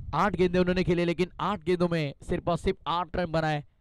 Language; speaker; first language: Hindi; non-native, local second language; Marathi